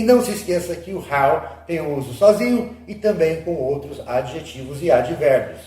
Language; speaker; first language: Portuguese; non-native, fluent; English